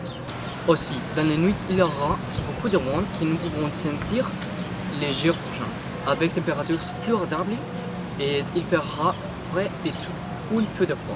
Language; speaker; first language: French; non-native, learner; Spanish